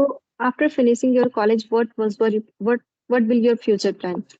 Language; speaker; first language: English; non-native, learner; Hindi